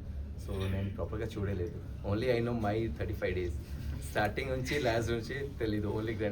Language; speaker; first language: Telugu; non-native, learner; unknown